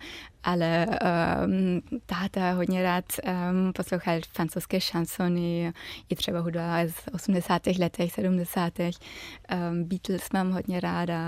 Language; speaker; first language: Czech; early bilingual, heritage; German